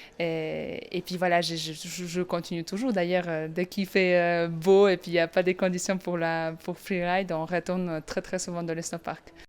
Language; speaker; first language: French; non-native, fluent; Polish